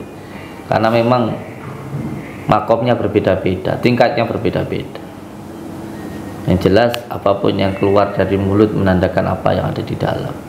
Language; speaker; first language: Indonesian; non-native, local second language; Javanese